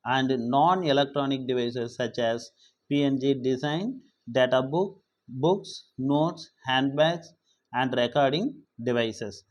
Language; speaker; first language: English; non-native, local second language; Tamil